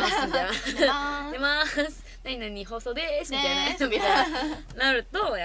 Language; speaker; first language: Japanese; native; Japanese